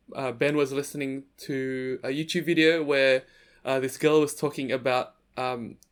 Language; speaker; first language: English; native; English